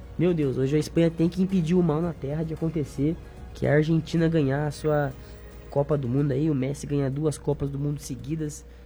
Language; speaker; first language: Portuguese; native; Portuguese